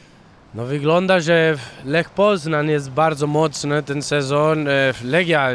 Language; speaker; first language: Polish; non-native, fluent; Catalan